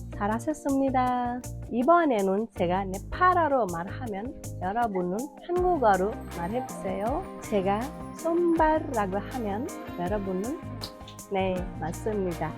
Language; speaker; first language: Korean; non-native, fluent; Nepali